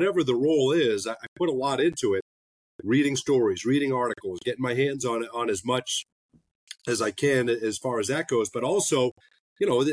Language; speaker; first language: English; native; English